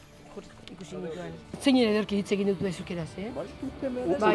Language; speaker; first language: Basque; non-native, learner; Spanish